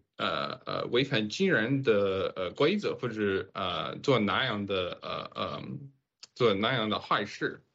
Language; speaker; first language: Chinese; non-native, fluent; English